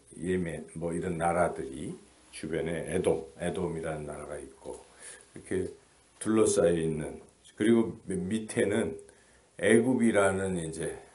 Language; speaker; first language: Korean; native; Korean